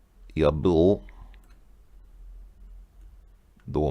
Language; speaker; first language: Russian; non-native, learner; English